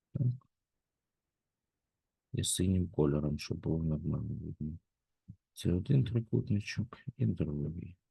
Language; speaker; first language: Ukrainian; native; Ukrainian